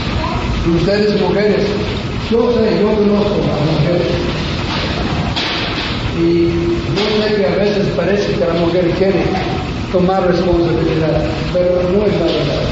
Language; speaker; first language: Spanish; non-native, fluent; English